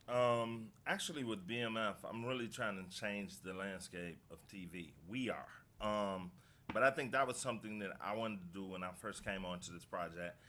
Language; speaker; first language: English; native; English